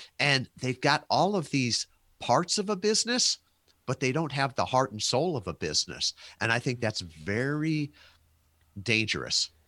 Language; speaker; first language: English; native; English